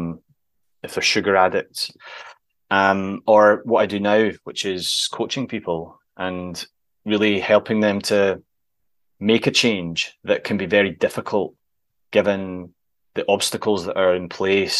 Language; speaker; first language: English; native; English